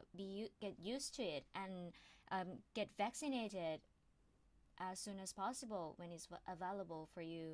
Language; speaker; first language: English; non-native, fluent; Thai